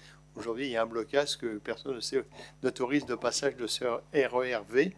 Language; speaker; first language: French; native; French